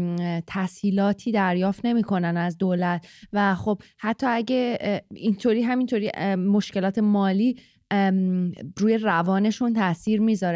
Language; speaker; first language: Persian; native; Persian